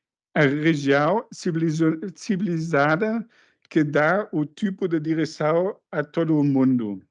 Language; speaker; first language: Portuguese; non-native, fluent; German